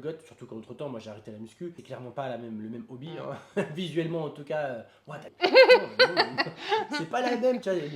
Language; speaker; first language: French; native; French